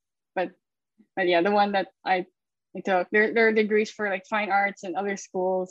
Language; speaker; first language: English; non-native, local second language; Filipino